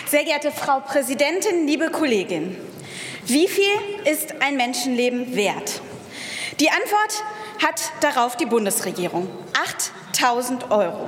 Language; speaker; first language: German; early bilingual, other home language; Persian